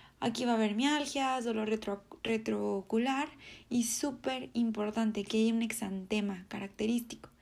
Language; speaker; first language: Spanish; native; Spanish